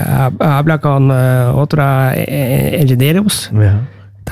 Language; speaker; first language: Spanish; non-native, learner; Norwegian